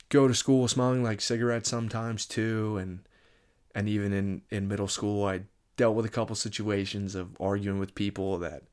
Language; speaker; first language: English; native; English